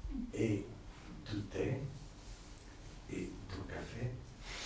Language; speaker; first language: French; non-native, learner; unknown